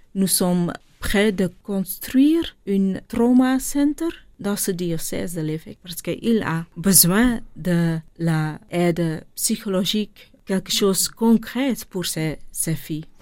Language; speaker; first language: French; non-native, learner; Dutch